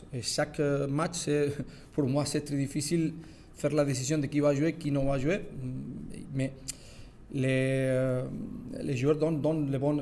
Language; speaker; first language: French; non-native, learner; Spanish